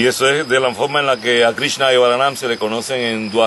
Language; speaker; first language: Spanish; native; Spanish